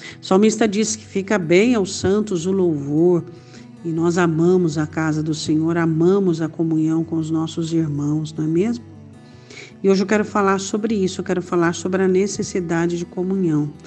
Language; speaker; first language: Portuguese; native; Portuguese